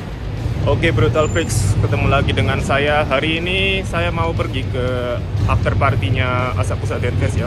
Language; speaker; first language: Indonesian; non-native, fluent; Japanese